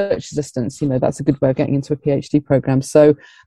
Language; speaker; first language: English; native; English